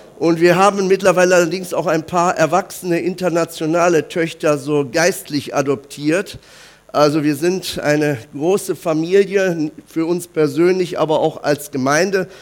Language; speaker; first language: German; native; German